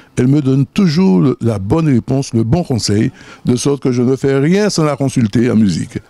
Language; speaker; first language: French; native; French